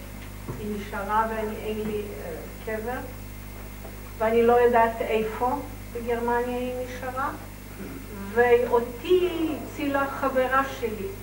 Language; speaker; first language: Hebrew; non-native, fluent; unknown